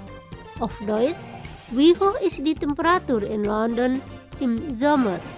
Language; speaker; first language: German; non-native, fluent; Indonesian